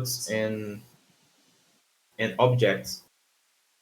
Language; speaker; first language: English; non-native, learner; Portuguese